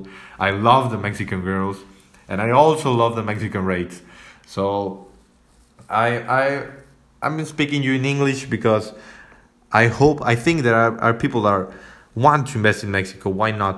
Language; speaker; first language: English; non-native, fluent; Spanish